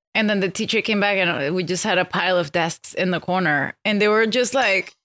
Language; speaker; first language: English; non-native, fluent; Spanish